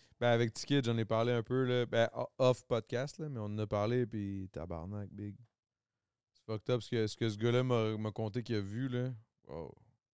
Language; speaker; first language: French; native; French